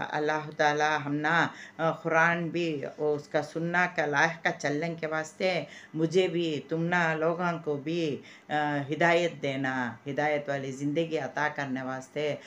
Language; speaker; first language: Hindi; non-native, local second language; Urdu